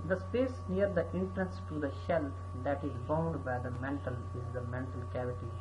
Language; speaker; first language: English; non-native, local second language; Urdu